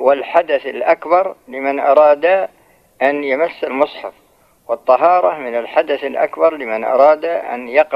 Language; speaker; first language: Arabic; native; Arabic